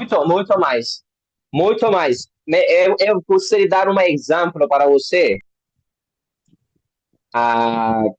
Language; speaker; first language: Portuguese; non-native, learner; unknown